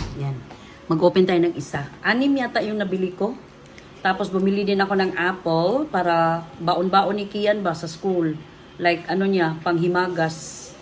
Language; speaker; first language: Filipino; non-native, local second language; Cebuano